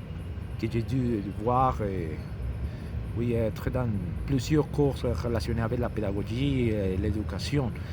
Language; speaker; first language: French; non-native, learner; Spanish